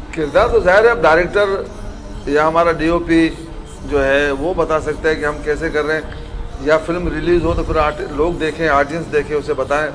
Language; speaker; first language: Urdu; non-native, local second language; Pashto